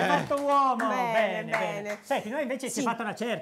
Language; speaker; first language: Italian; native; Italian